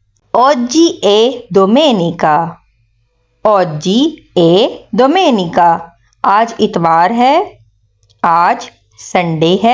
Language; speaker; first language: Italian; non-native, fluent; Urdu